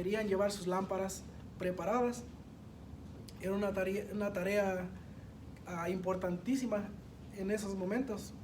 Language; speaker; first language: Spanish; native; Spanish